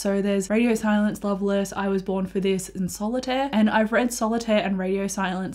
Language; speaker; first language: English; native; English